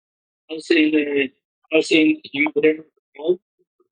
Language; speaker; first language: German; non-native, learner; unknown